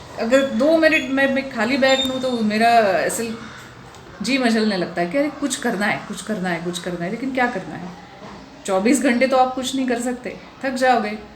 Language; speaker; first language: Hindi; non-native, local second language; Marathi